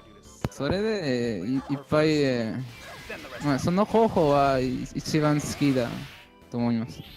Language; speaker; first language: Japanese; non-native, learner; Spanish